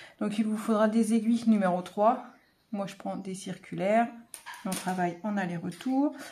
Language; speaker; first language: French; native; French